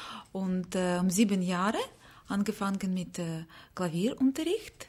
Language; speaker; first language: German; non-native, learner; Ukrainian